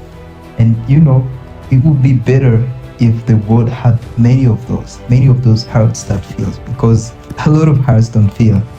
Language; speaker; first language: English; non-native, local second language; Kinyarwanda